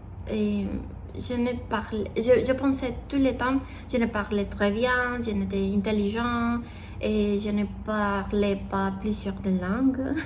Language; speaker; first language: French; non-native, learner; Spanish